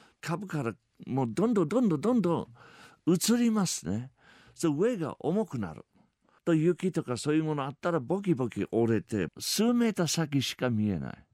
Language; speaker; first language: Japanese; non-native, fluent; English